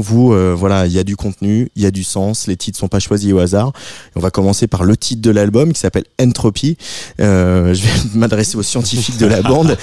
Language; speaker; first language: French; native; French